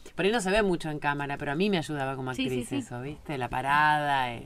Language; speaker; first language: Spanish; native; Spanish